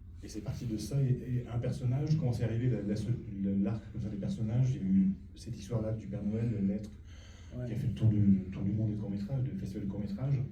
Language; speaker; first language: French; native; French